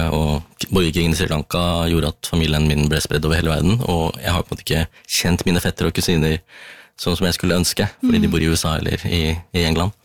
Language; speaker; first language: Norwegian; early bilingual, other home language; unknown